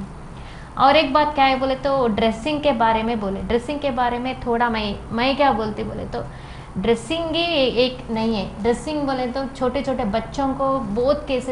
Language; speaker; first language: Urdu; non-native, local second language; Telugu